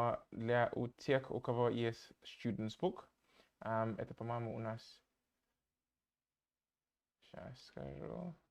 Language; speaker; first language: Russian; non-native, fluent; English